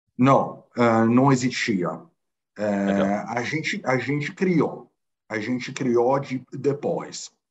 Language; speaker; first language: Portuguese; non-native, fluent; Italian